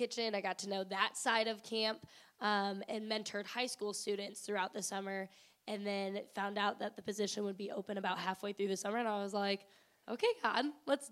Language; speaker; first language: English; native; English